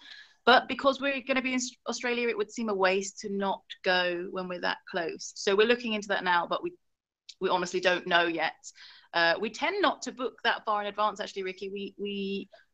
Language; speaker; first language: English; native; English